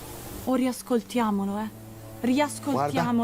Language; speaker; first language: Italian; native; Italian